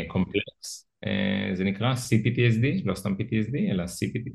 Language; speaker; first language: Hebrew; early bilingual, other home language; Russian